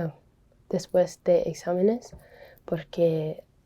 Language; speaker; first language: Spanish; non-native, learner; English